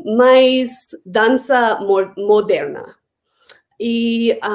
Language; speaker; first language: Portuguese; non-native, learner; English